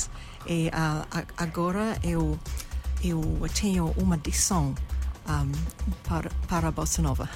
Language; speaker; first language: Portuguese; non-native, learner; English